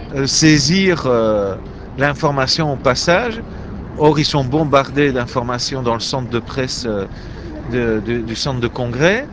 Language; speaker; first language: French; native; French